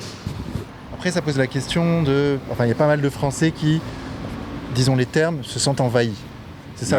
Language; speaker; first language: French; native; French